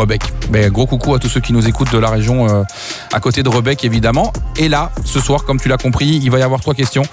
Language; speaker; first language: French; native; French